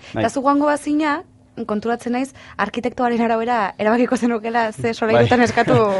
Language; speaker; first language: Basque; native; Basque